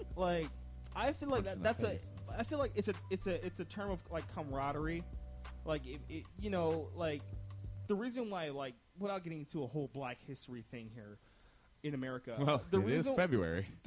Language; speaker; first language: English; native; English